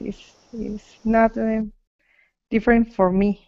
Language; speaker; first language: English; non-native, learner; Spanish